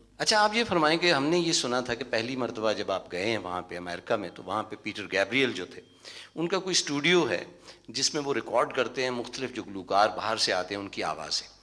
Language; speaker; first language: Urdu; non-native, local second language; Punjabi